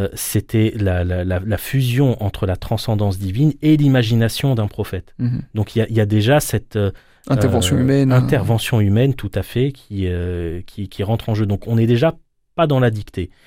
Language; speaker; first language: French; native; French